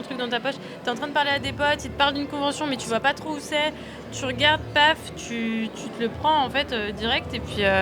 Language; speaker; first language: French; native; French